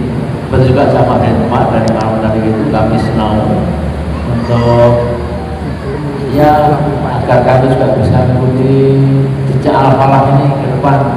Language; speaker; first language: Indonesian; non-native, local second language; Javanese